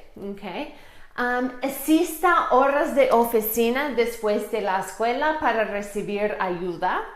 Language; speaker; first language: Spanish; non-native, fluent; English